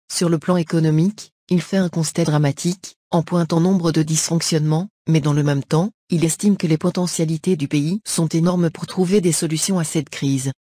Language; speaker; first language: French; non-native, local second language; Arabic